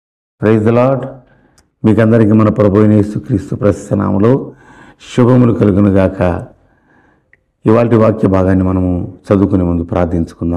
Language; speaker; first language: Telugu; native; Telugu